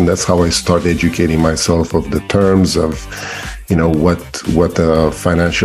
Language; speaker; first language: English; non-native, fluent; Romanian